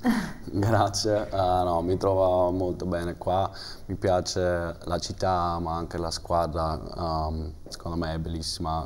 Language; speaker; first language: Italian; non-native, learner; German